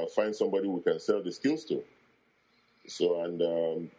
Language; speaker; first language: English; non-native, local second language; Bini